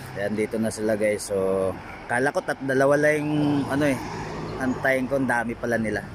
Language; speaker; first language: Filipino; non-native, local second language; Cebuano